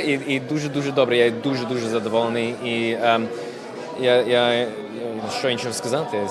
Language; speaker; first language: Ukrainian; early bilingual, heritage; Ukrainian